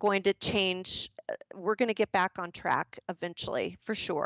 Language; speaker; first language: English; native; English